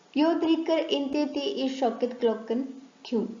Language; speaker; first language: Swedish; non-native, learner; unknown